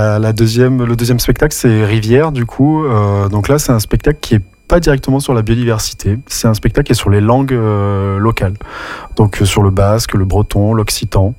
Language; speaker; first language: French; native; French